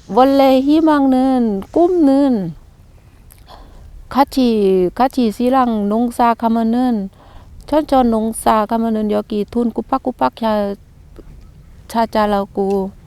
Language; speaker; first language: Korean; non-native, learner; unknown